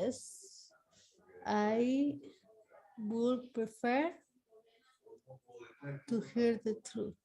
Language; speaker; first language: English; non-native, learner; Spanish